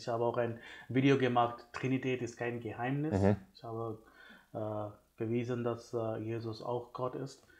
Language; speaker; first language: German; non-native, fluent; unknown